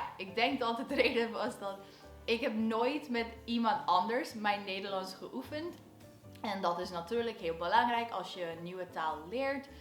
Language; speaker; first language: Dutch; non-native, learner; English